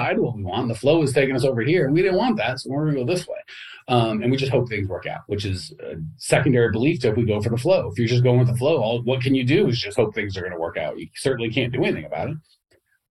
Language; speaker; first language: English; native; English